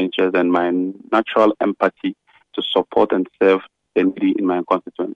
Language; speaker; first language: English; non-native, local second language; Ga